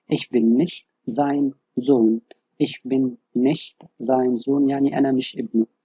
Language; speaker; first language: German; non-native, fluent; Arabic